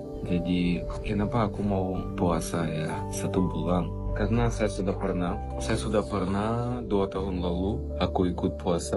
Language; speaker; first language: Indonesian; non-native, learner; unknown